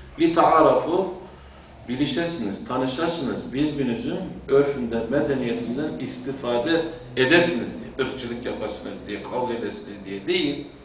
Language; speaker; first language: Turkish; native; Turkish